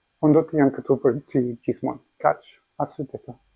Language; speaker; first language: Albanian; non-native, learner; English